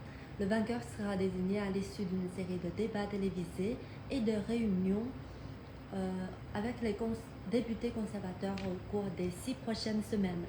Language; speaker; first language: French; non-native, fluent; Chinese